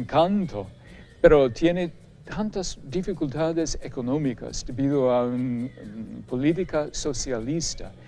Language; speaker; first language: Spanish; non-native, fluent; English